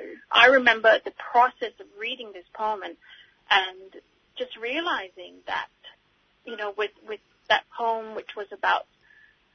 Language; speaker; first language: English; native; English